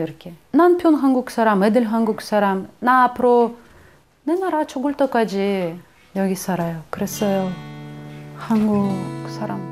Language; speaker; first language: Korean; non-native, learner; Russian